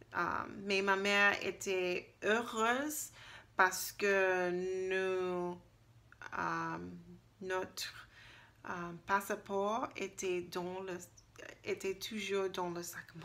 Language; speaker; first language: French; non-native, learner; English